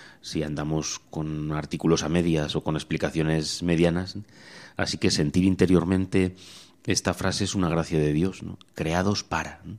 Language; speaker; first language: Spanish; native; Spanish